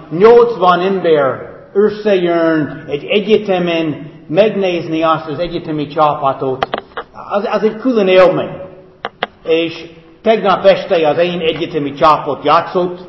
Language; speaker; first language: Hungarian; non-native, fluent; English